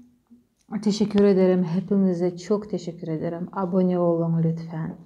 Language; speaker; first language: Turkish; non-native, learner; Russian